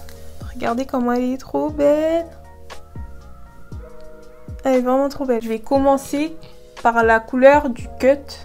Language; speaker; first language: French; native; French